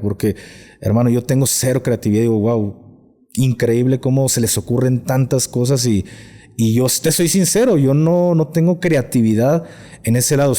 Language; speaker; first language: Spanish; native; Spanish